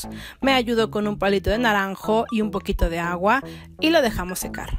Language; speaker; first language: Spanish; native; Spanish